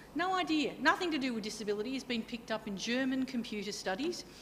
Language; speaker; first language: English; native; English